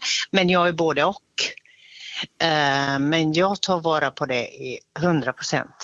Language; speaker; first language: Swedish; native; Swedish